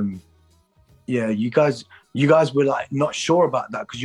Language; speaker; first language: English; native; English